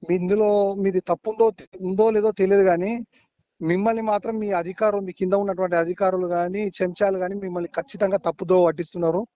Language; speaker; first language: Telugu; native; Telugu